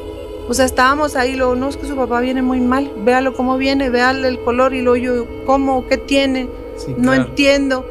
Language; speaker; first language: Spanish; native; Spanish